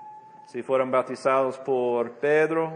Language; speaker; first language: Spanish; non-native, fluent; English